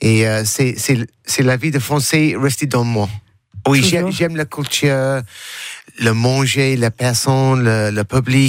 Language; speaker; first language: French; non-native, learner; English